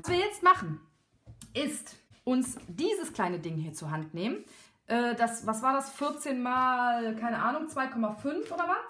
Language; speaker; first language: German; native; German